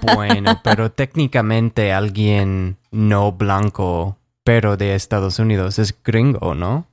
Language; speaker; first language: Spanish; non-native, fluent; English